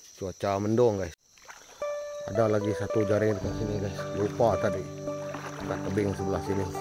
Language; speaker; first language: Malay; non-native, local second language; Iban